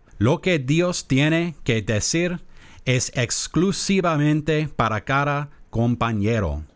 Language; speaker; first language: Spanish; non-native, learner; English